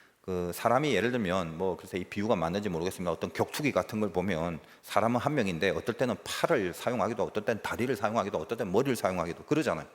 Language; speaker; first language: Korean; native; Korean